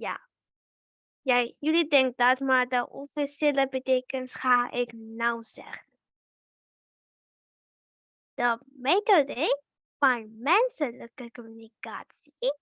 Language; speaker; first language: Dutch; early bilingual, other home language; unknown